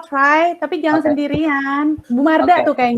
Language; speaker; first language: Indonesian; native; Indonesian